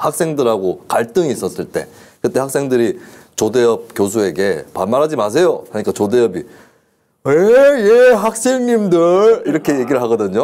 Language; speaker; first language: Korean; native; Korean